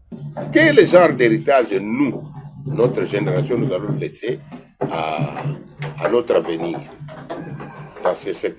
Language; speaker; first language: French; non-native, local second language; Kongo